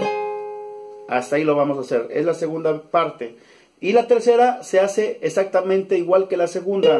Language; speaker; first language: Spanish; native; Spanish